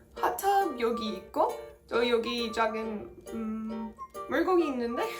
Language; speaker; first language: Korean; non-native, learner; English